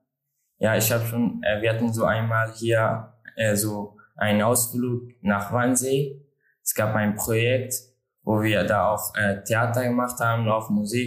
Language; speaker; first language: German; non-native, learner; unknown